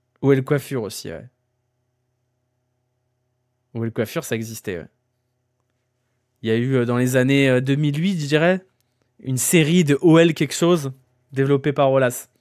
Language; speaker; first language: French; native; French